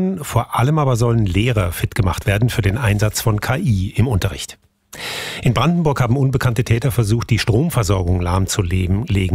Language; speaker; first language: German; native; German